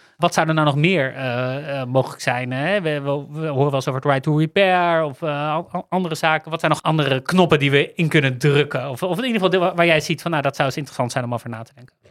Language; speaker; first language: Dutch; native; Dutch